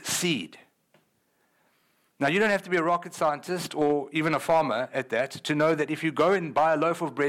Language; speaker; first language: English; native; English